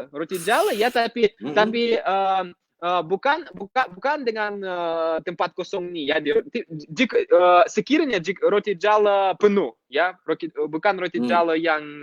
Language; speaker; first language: Indonesian; non-native, fluent; Russian